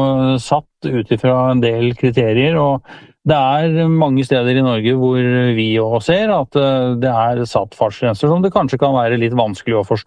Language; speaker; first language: Norwegian; native; Norwegian